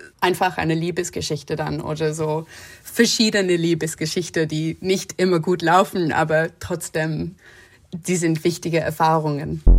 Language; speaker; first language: German; non-native, fluent; English